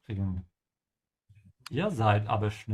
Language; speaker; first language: German; non-native, fluent; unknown